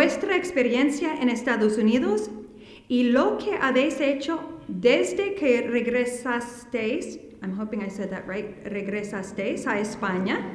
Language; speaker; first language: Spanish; non-native, fluent; English